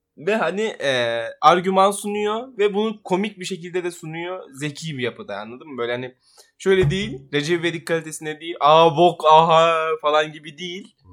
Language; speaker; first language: Turkish; native; Turkish